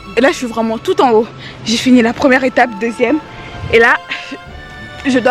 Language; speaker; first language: French; native; French